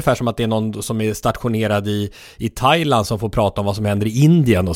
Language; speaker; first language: Swedish; native; Swedish